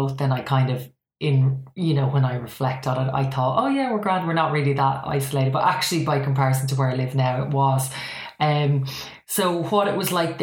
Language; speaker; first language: English; native; English